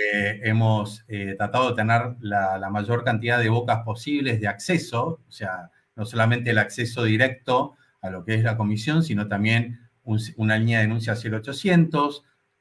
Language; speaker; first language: Spanish; native; Spanish